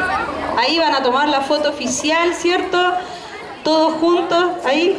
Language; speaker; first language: Spanish; native; Spanish